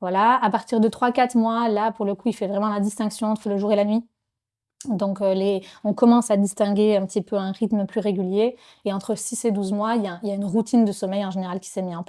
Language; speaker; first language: French; native; French